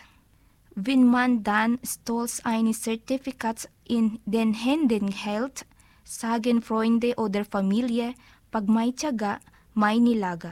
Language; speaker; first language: German; non-native, learner; Filipino